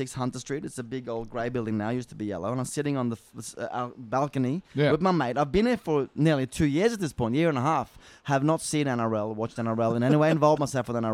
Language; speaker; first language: English; non-native, fluent; Norwegian